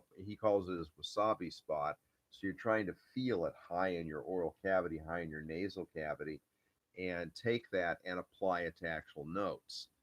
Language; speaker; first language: English; native; English